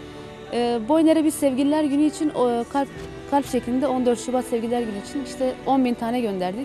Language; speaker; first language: Turkish; native; Turkish